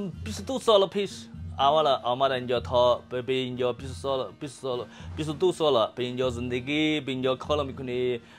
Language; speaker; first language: Persian; non-native, learner; Chinese